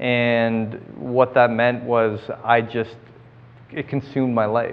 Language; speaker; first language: English; native; English